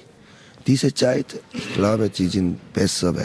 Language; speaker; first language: German; non-native, learner; Korean